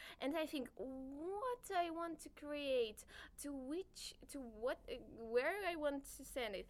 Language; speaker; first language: English; non-native, learner; Russian